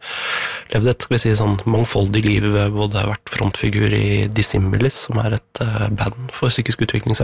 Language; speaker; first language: Norwegian; native; Norwegian